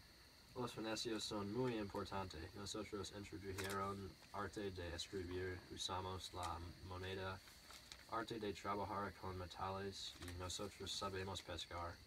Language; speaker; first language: Spanish; non-native, learner; English